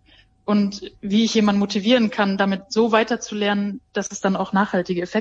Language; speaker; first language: German; native; German